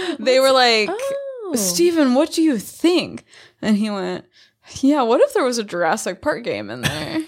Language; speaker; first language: English; native; English